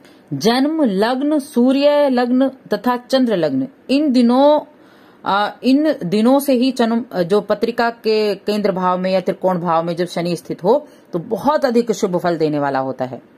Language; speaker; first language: Hindi; native; Hindi